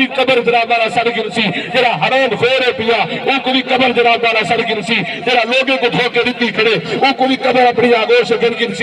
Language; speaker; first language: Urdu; non-native, local second language; Saraiki